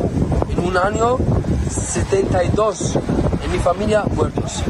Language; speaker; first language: Spanish; non-native, learner; Arabic